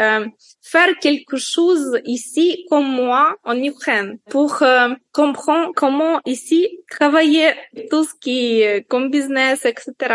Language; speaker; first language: French; non-native, learner; Ukrainian